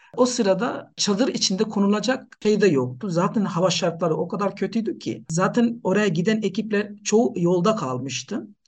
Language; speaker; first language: Turkish; non-native, fluent; Nepali